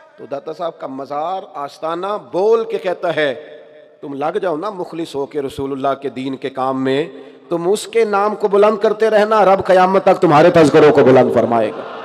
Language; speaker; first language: Urdu; non-native, local second language; Punjabi